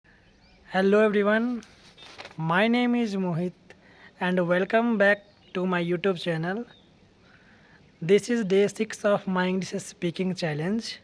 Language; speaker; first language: English; non-native, learner; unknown